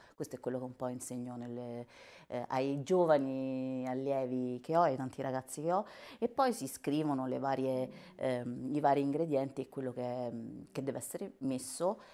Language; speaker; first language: Italian; native; Italian